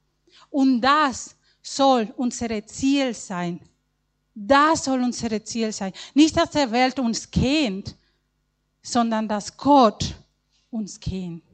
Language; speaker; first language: German; non-native, learner; Spanish